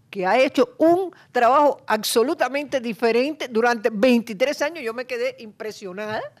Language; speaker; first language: Spanish; native; Spanish